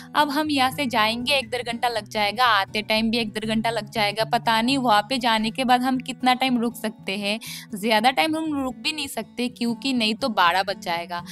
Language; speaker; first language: Hindi; non-native, local second language; Bangla